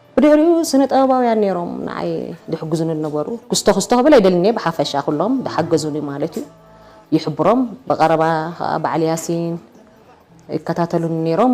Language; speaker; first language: Tigrinya; non-native, local second language; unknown